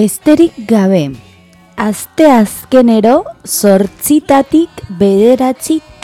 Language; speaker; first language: Basque; non-native, local second language; Spanish